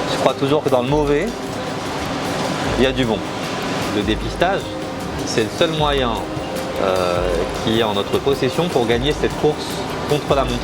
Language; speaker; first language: French; native; French